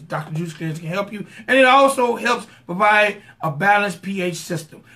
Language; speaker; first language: English; native; English